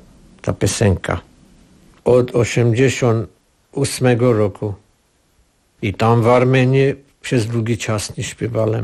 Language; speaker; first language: Polish; non-native, learner; Armenian